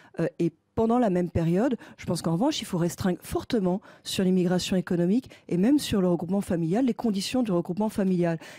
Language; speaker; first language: French; native; French